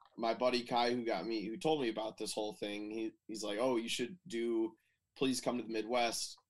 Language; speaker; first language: English; native; English